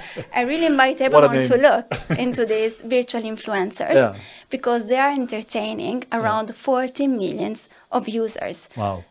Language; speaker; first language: English; non-native, fluent; Italian